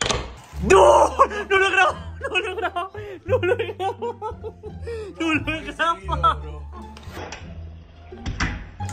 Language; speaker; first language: Spanish; native; Spanish